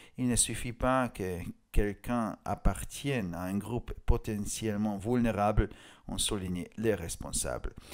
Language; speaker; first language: French; non-native, fluent; Hungarian